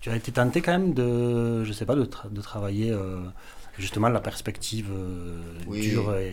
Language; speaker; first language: French; native; French